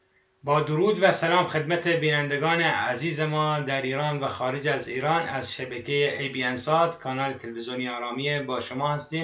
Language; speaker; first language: Persian; non-native, fluent; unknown